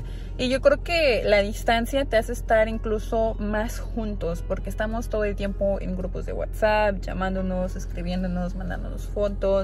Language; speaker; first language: Spanish; native; Spanish